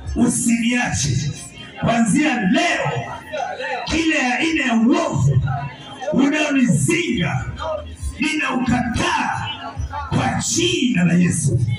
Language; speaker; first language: Swahili; native; Swahili